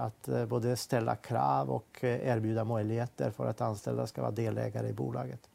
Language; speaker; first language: Swedish; non-native, fluent; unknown